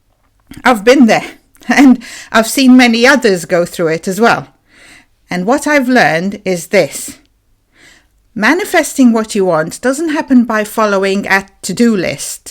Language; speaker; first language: English; native; English